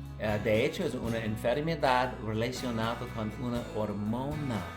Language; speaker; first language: Spanish; non-native, fluent; English